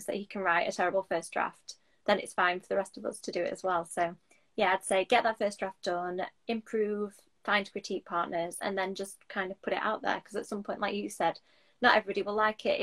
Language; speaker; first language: English; native; English